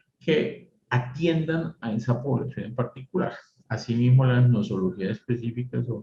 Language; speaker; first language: Spanish; native; Spanish